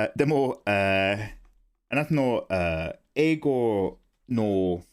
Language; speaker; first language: Japanese; non-native, learner; English